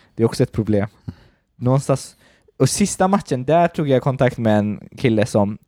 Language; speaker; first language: Swedish; early bilingual, other home language; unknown